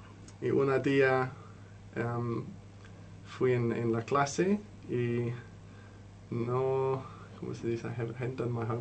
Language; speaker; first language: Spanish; non-native, learner; English